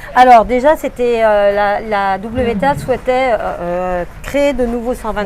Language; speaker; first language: French; native; French